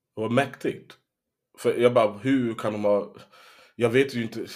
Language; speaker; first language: Swedish; early bilingual, heritage; Swedish